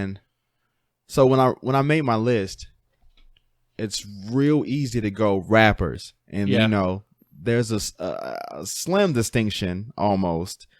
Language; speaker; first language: English; native; English